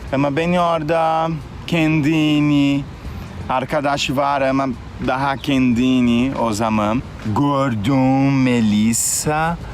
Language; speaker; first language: Turkish; non-native, learner; Portuguese